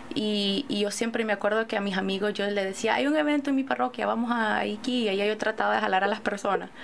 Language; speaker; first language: Spanish; early bilingual, other home language; English